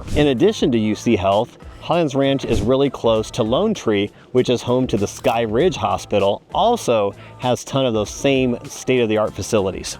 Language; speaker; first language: English; native; English